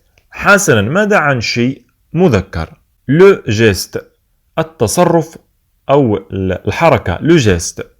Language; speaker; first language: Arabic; native; Arabic